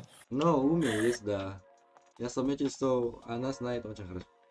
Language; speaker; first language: Russian; non-native, fluent; Indonesian